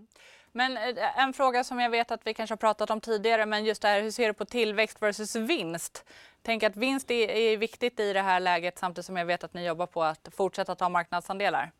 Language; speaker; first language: Swedish; native; Swedish